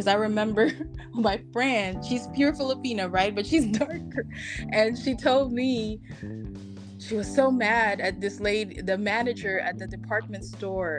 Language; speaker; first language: English; non-native, local second language; Filipino